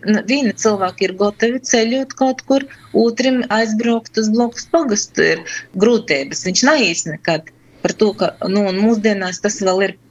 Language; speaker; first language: Latvian; native; Latvian